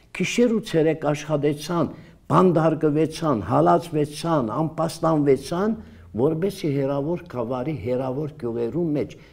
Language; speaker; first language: Armenian; early bilingual, heritage; Armenian